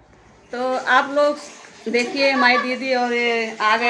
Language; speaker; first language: Hindi; native; Hindi